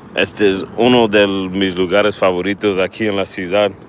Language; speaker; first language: Spanish; early bilingual, heritage; Spanish